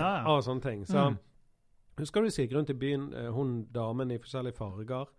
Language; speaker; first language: Norwegian; native; Norwegian